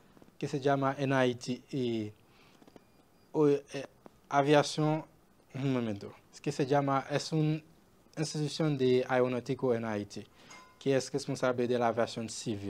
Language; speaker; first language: Spanish; non-native, learner; Haitian Creole